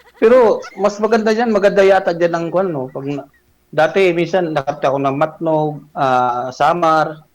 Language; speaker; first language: Filipino; non-native, local second language; Bikol